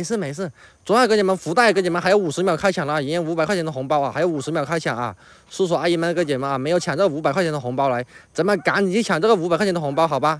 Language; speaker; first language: Chinese; native; Chinese